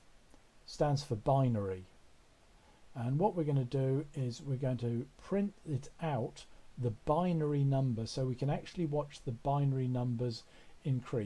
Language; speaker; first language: English; native; English